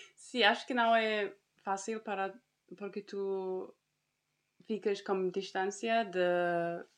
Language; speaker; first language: Portuguese; non-native, fluent; German